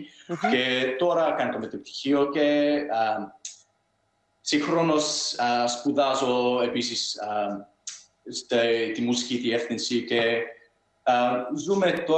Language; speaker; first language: Greek; early bilingual, heritage; Greek